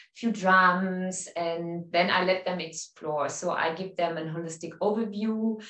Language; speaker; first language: English; non-native, fluent; German